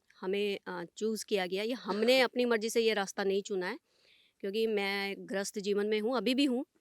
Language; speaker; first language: Hindi; non-native, local second language; Punjabi